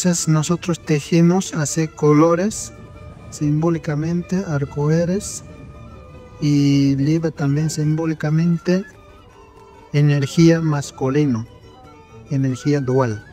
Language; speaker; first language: Spanish; non-native, local second language; Quechua